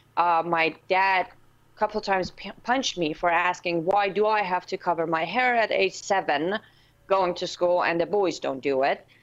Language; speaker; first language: English; non-native, fluent; Persian